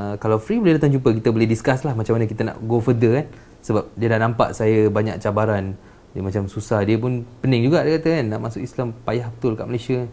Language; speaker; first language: Malay; non-native, local second language; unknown